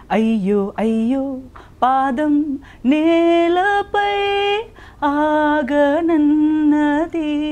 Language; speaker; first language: Telugu; non-native, local second language; Konkani